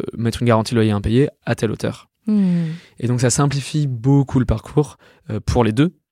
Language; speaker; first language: French; native; French